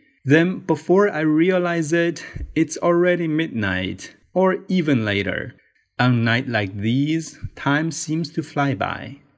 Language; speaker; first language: English; non-native, fluent; Chinese